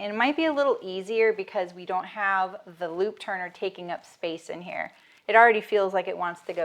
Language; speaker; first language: English; native; English